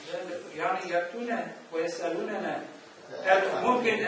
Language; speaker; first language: Arabic; non-native, fluent; Tatar